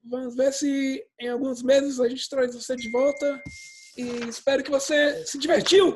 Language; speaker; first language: Portuguese; early bilingual, heritage; Portuguese